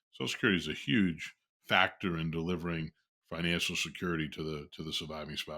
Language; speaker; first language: English; native; English